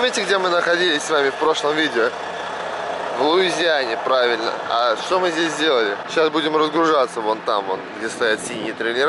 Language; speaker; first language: Russian; native; Russian